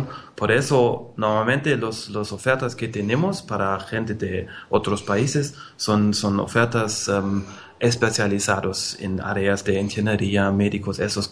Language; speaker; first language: Spanish; non-native, fluent; German